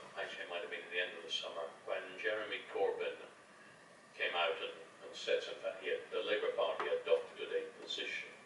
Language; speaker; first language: English; native; English